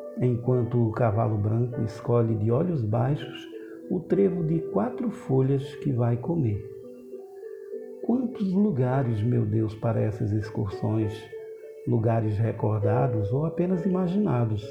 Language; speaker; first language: Portuguese; native; Portuguese